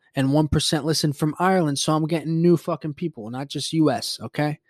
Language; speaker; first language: English; early bilingual, other home language; Spanish